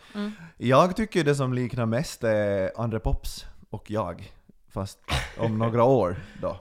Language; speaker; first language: Swedish; native; Swedish